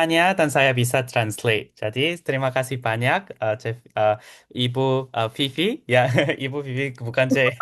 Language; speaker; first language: Indonesian; non-native, fluent; Korean